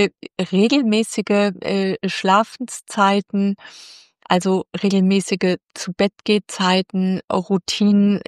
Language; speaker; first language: German; native; German